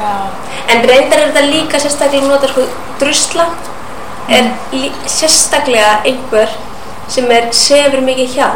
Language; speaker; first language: Icelandic; native; Icelandic